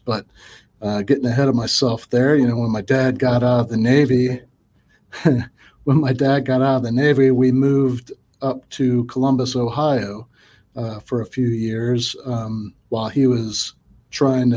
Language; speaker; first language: English; native; English